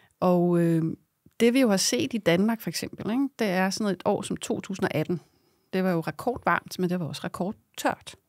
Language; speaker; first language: Danish; native; Danish